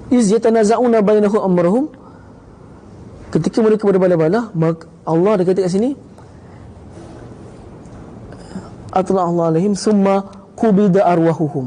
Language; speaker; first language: Malay; native; Malay